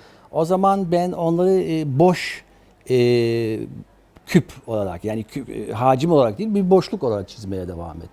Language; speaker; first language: Turkish; early bilingual, other home language; German